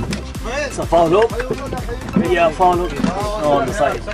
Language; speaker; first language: English; non-native, fluent; Filipino